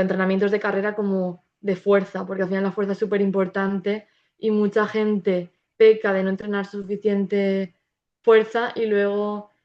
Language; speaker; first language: Spanish; native; Spanish